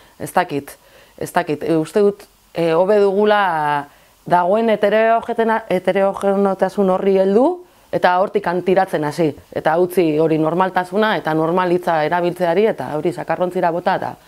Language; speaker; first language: Basque; non-native, local second language; Spanish